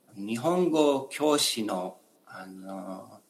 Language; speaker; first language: Japanese; non-native, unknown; English